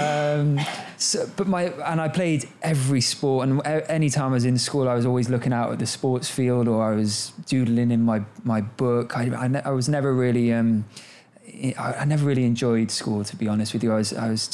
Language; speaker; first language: English; native; English